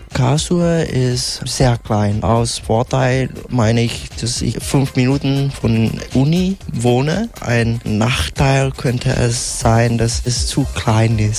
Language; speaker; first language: German; non-native, fluent; Vietnamese